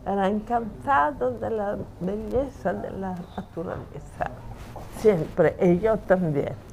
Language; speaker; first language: Spanish; non-native, fluent; Italian